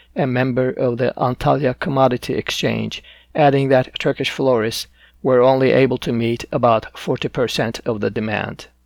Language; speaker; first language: English; non-native, fluent; Turkish